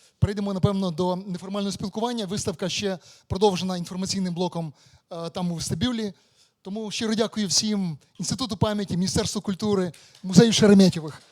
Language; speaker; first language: Ukrainian; native; Ukrainian